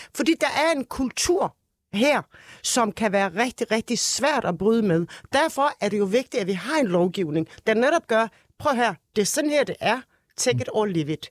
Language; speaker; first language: Danish; early bilingual, other home language; Turkish